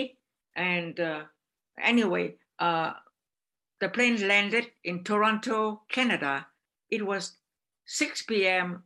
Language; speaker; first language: English; non-native, learner; Vietnamese